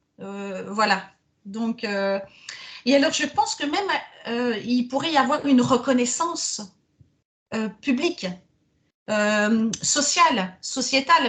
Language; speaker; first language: French; native; French